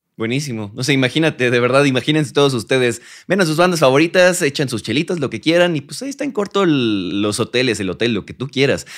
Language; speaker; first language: Spanish; native; Spanish